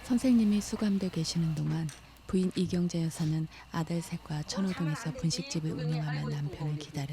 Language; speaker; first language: Korean; native; Korean